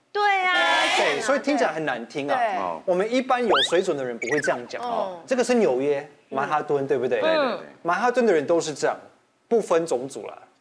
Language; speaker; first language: Chinese; non-native, fluent; English